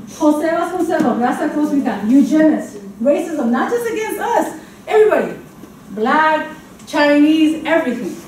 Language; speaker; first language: English; native; English